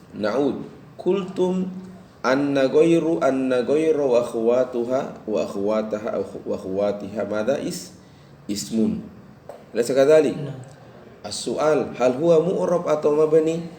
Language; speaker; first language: Arabic; non-native, fluent; Indonesian